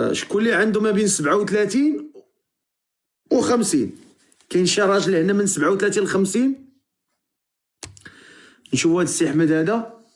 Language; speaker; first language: Arabic; native; Arabic